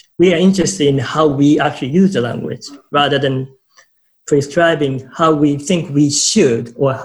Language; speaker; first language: English; non-native, fluent; Japanese